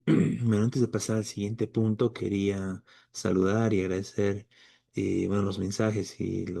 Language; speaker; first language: Spanish; native; Spanish